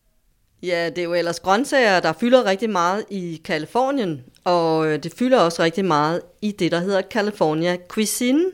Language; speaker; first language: Danish; native; Danish